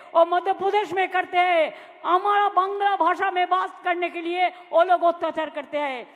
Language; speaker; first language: Hindi; non-native, local second language; Bangla